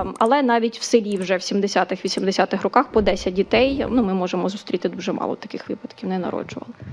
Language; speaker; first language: Ukrainian; native; Ukrainian